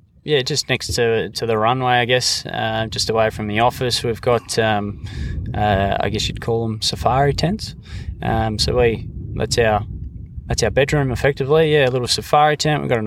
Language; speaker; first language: English; native; English